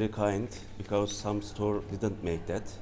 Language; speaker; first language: English; non-native, learner; Turkish